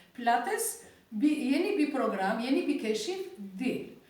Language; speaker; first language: Turkish; non-native, learner; Albanian